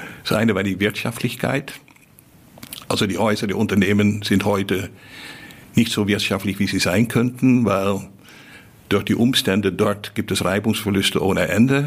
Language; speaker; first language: German; non-native, fluent; Dutch